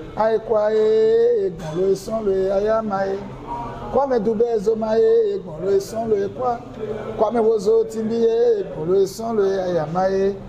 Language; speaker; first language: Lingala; non-native, local second language; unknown